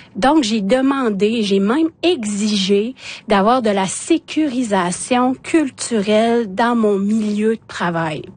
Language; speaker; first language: French; non-native, local second language; Innu-aimun